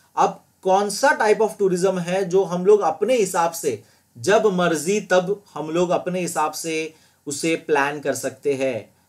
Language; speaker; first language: Hindi; non-native, local second language; Gujarati